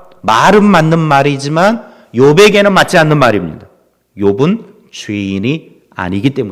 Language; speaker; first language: Korean; native; Korean